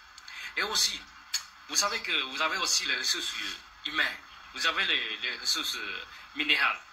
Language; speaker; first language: French; non-native, fluent; Chinese